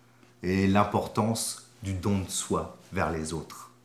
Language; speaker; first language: French; native; French